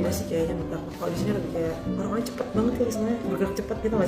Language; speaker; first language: Indonesian; native; Indonesian